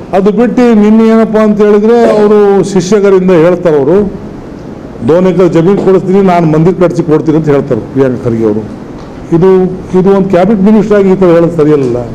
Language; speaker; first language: Kannada; non-native, local second language; Lambadi